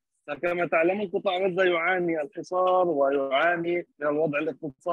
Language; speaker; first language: Arabic; native; Arabic